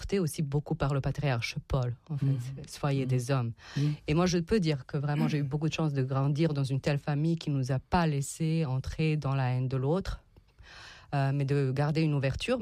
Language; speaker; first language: French; non-native, fluent; Serbian